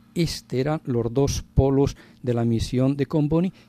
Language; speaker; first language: Spanish; native; Spanish